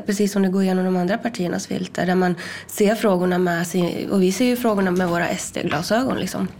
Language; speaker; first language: Swedish; native; Swedish